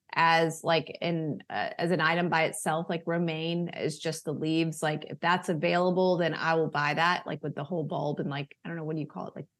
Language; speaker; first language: English; native; English